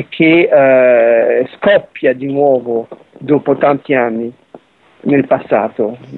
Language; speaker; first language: Italian; early bilingual, heritage; Italian